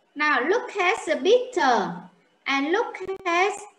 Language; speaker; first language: English; non-native, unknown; Vietnamese